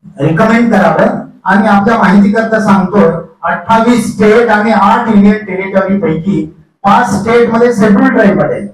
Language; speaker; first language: Marathi; non-native, local second language; Lambadi